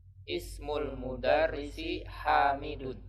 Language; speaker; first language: Arabic; non-native, learner; Indonesian